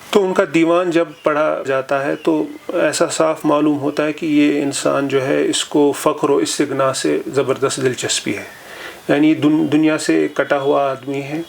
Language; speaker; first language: Urdu; non-native, local second language; Kashmiri